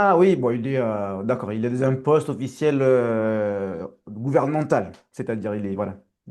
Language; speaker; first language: French; native; French